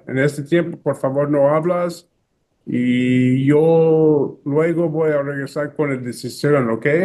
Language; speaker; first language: Spanish; early bilingual, heritage; English